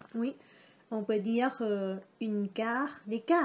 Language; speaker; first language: French; non-native, fluent; Thai